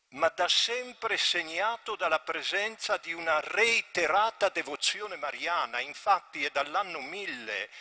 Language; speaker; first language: Italian; native; Italian